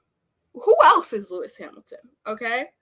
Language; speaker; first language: English; native; English